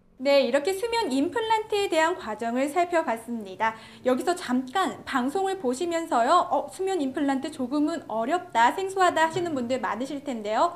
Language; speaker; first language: Korean; native; Korean